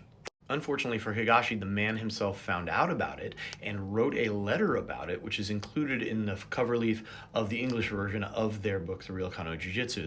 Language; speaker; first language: English; native; English